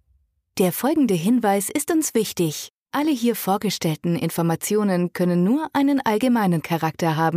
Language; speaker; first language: German; native; German